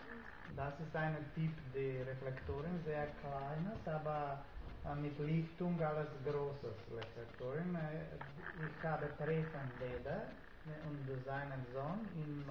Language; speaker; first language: German; non-native, learner; Macedonian